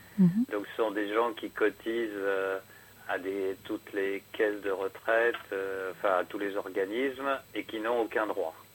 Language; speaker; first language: French; native; French